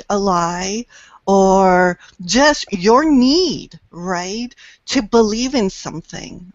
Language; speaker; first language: English; native; English